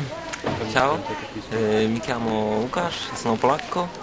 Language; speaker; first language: Italian; non-native, fluent; Polish